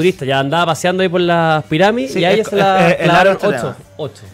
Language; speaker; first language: Spanish; native; Spanish